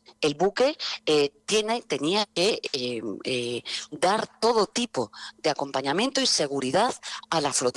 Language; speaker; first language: Spanish; native; Spanish